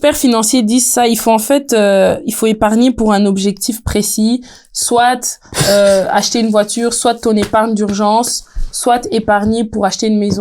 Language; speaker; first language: French; native; French